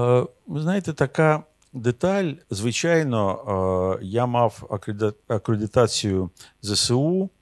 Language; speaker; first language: Ukrainian; non-native, local second language; Russian